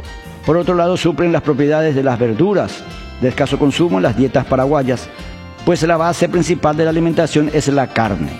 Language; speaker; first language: Spanish; native; Spanish